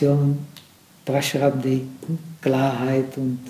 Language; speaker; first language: German; non-native, fluent; Czech